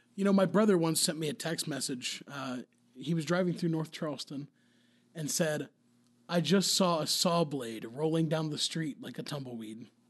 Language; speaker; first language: English; native; English